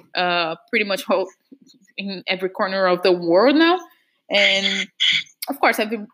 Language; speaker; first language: English; non-native, fluent; Portuguese